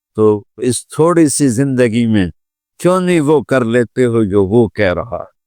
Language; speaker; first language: Urdu; non-native, local second language; Punjabi